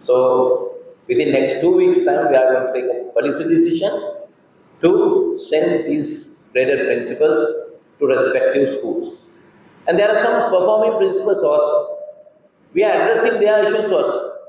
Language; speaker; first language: English; non-native, local second language; Sinhala